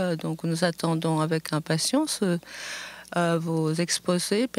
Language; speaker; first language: French; non-native, fluent; Japanese